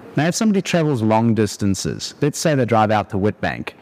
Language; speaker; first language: English; native; English